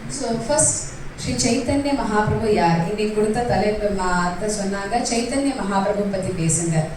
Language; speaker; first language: Tamil; early bilingual, heritage; Tamil